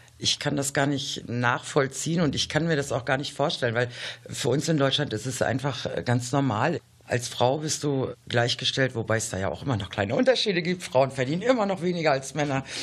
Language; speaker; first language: German; native; German